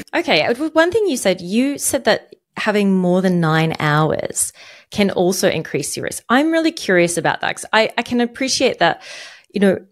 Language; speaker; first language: English; non-native, fluent; Arabic